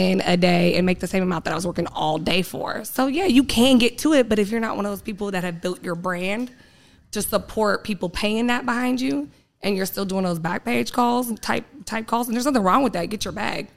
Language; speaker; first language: English; native; English